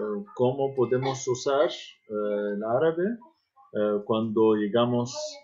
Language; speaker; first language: Spanish; non-native, fluent; Arabic